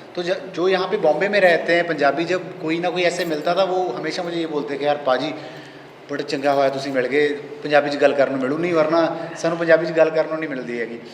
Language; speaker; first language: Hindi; non-native, local second language; Punjabi